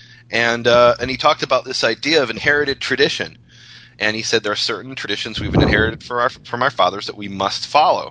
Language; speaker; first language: English; native; English